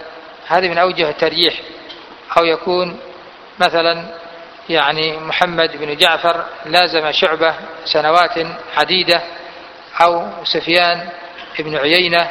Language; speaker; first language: Arabic; native; Arabic